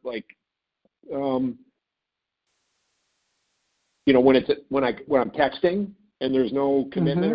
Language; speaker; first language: English; native; English